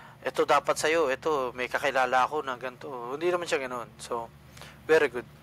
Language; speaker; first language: Filipino; non-native, local second language; Cebuano